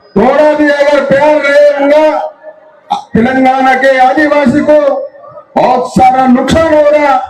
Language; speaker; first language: Hindi; non-native, local second language; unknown